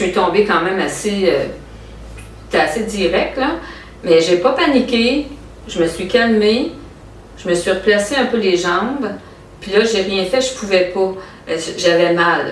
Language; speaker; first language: French; native; French